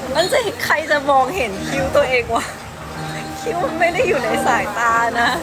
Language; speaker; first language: Thai; early bilingual, other home language; Cantonese